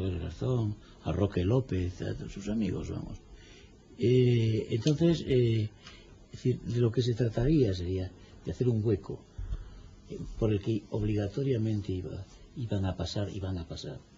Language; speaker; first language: Spanish; native; Spanish